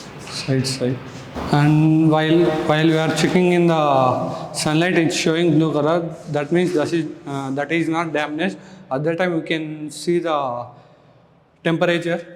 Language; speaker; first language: English; non-native, local second language; Telugu